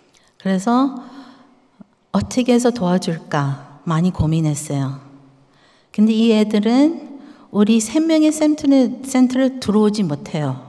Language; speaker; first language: Korean; early bilingual, heritage; Korean